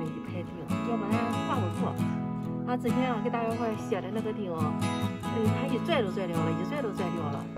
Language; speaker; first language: Chinese; native; Chinese